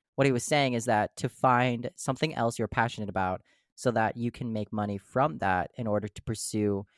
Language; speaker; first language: English; native; English